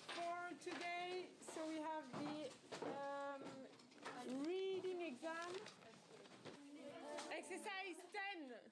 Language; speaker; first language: English; non-native, fluent; French